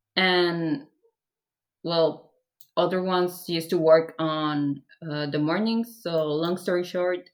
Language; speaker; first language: English; non-native, fluent; Persian